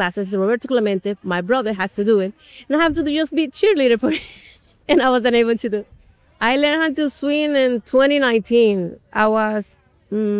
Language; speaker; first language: English; non-native, fluent; Spanish